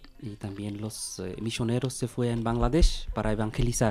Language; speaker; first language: Spanish; non-native, learner; Bangla